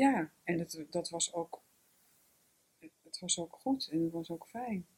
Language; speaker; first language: Dutch; native; Dutch